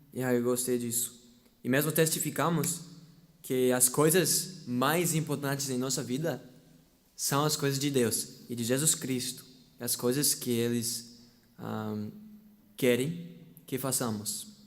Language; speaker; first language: Portuguese; non-native, fluent; English